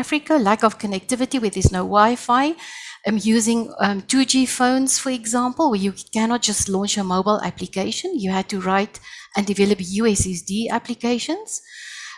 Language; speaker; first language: English; non-native, local second language; Afrikaans